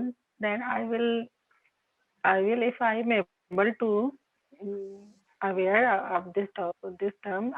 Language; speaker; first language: English; non-native, local second language; Hindi